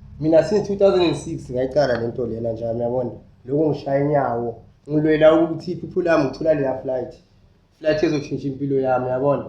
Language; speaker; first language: Zulu; native; Zulu